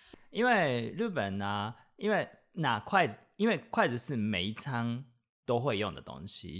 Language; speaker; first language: Chinese; non-native, fluent; Japanese